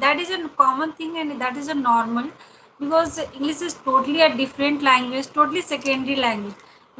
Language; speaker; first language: English; non-native, learner; Hindi